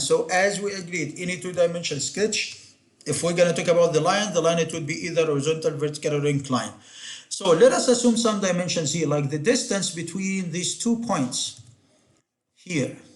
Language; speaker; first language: English; non-native, fluent; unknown